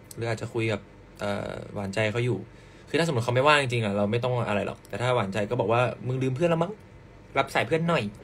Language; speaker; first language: Thai; native; Thai